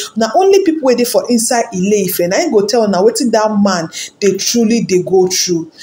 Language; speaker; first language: Nigerian Pidgin; non-native, local second language; Yoruba